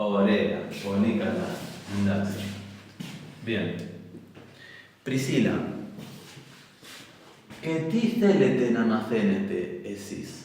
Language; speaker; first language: Greek; non-native, fluent; Spanish